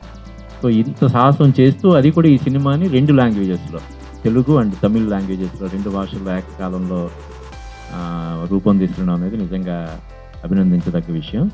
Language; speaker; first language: Telugu; native; Telugu